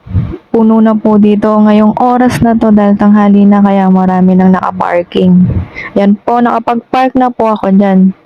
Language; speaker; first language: Filipino; native; Filipino